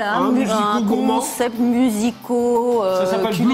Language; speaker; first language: French; native; French